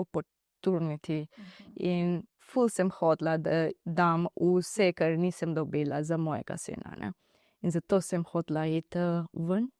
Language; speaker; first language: Slovenian; non-native, learner; Divehi